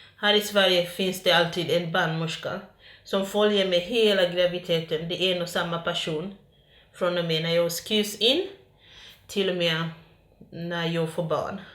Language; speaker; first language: Swedish; non-native, fluent; Ganda